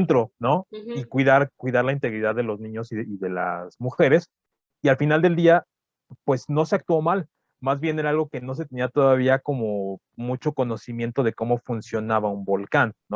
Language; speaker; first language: Spanish; native; Spanish